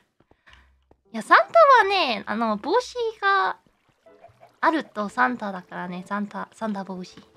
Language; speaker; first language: Japanese; non-native, learner; English